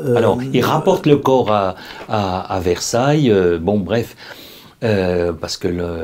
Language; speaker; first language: French; native; French